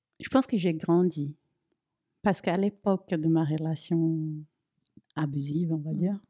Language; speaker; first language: French; non-native, fluent; Portuguese